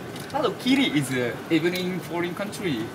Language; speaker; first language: English; non-native, learner; Japanese